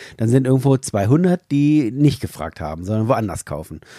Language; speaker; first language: German; native; German